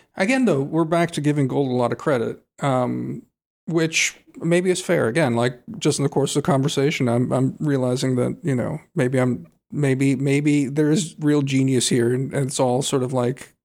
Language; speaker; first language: English; native; English